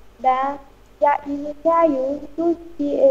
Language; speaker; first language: Russian; non-native, learner; Vietnamese